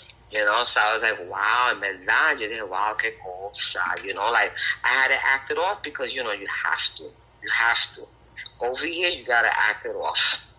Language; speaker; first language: English; early bilingual, other home language; Spanish